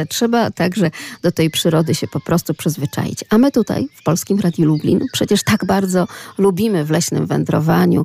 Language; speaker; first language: Polish; native; Polish